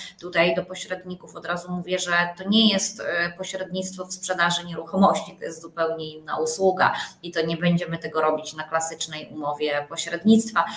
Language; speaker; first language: Polish; native; Polish